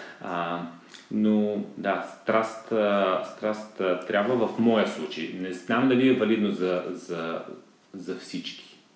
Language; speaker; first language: Bulgarian; native; Bulgarian